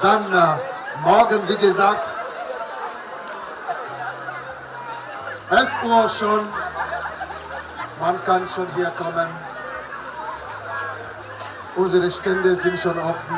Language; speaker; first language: German; non-native, learner; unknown